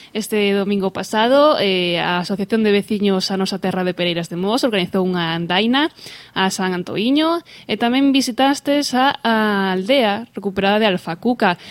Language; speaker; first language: Galician; native; Galician